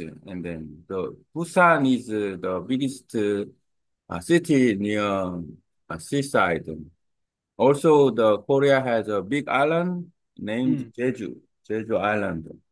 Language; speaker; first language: English; non-native, learner; Korean